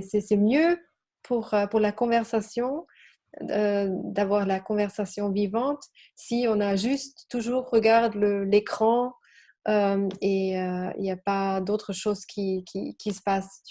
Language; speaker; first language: French; non-native, learner; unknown